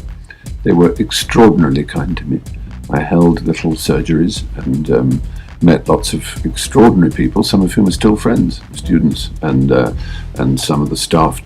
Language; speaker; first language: English; native; English